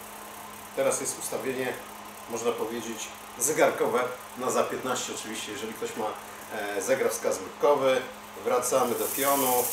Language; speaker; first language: Polish; native; Polish